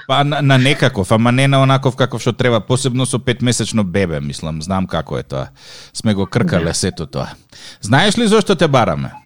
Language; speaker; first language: Macedonian; native; Macedonian